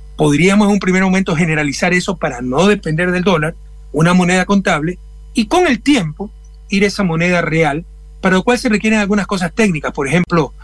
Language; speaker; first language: Spanish; native; Spanish